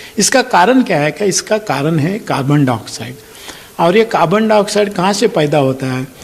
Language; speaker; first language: Hindi; non-native, local second language; Marathi